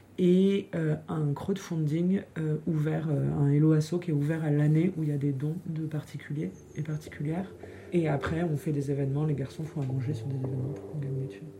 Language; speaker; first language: French; native; French